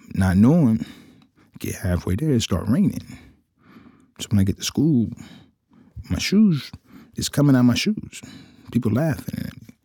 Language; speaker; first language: English; native; English